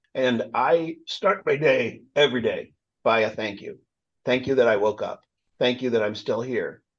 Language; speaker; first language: English; native; English